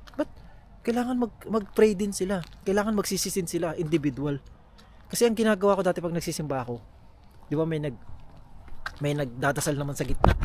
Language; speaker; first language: Filipino; native; Filipino